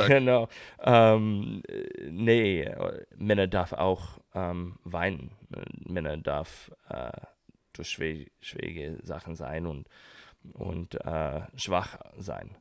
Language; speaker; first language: German; non-native, learner; English